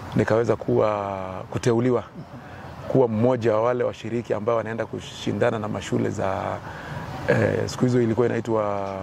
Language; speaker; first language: Swahili; non-native, local second language; Kalenjin